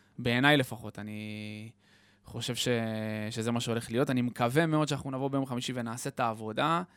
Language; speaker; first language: Hebrew; native; Hebrew